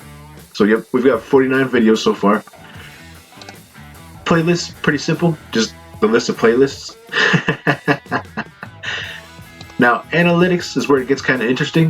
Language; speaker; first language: English; native; English